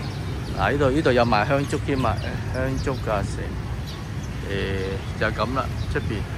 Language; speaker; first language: Chinese; early bilingual, heritage; Cantonese